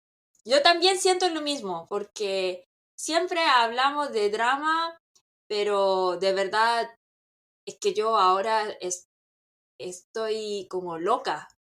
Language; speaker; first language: Spanish; non-native, local second language; Korean